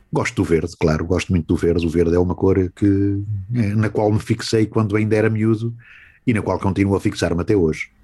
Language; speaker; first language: Portuguese; native; Portuguese